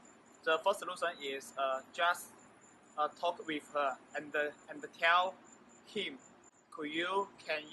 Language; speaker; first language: English; non-native, learner; Chinese